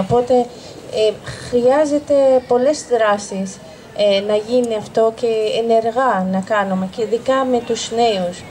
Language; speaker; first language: Greek; non-native, fluent; Arabic